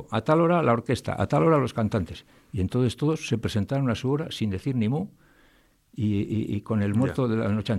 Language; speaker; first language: Spanish; native; Spanish